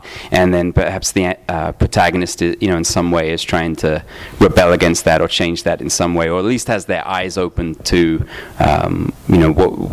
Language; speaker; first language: English; native; English